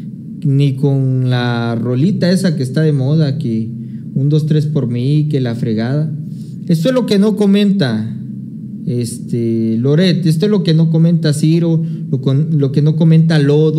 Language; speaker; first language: Spanish; native; Spanish